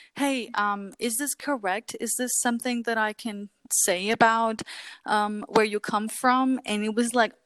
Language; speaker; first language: English; early bilingual, other home language; Kurdish